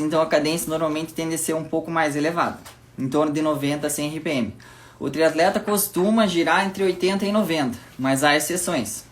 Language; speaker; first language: Portuguese; native; Portuguese